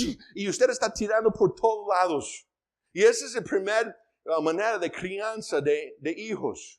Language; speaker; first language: Spanish; non-native, fluent; English